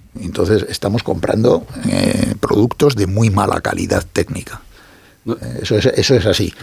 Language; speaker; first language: Spanish; native; Spanish